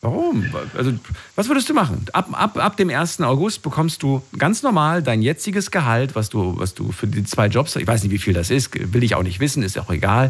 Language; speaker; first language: German; native; German